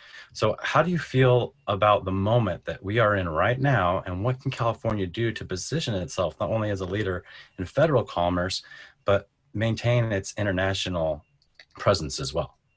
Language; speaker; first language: English; native; English